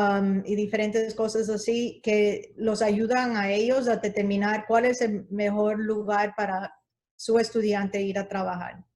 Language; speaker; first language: Spanish; early bilingual, heritage; Spanish